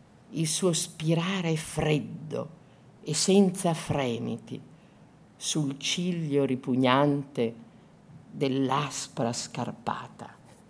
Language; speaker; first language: Italian; native; Italian